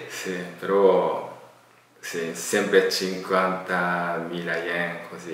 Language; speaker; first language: Italian; non-native, learner; Japanese